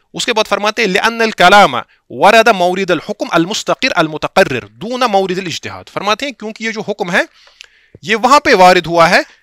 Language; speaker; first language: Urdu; non-native, local second language; Kashmiri